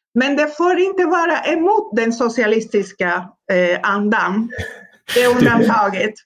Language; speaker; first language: Swedish; non-native, fluent; Spanish